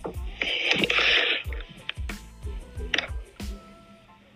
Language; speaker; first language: English; native; English